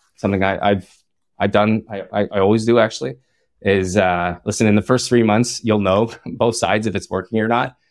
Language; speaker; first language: English; native; English